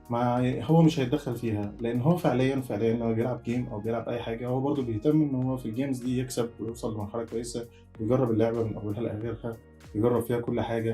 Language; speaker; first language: Arabic; native; Arabic